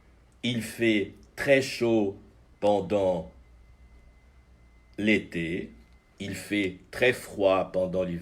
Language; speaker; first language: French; non-native, fluent; Portuguese